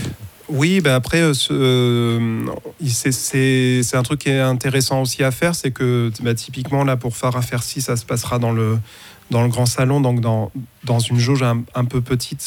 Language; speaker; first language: French; native; French